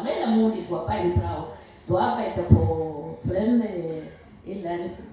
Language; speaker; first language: Danish; non-native, learner; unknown